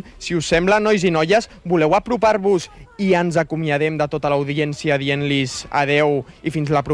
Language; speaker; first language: Catalan; native; Catalan